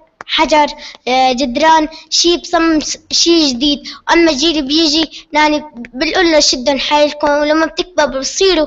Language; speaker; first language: Arabic; native; Arabic